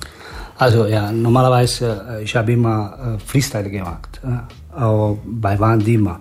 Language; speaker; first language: German; non-native, learner; Italian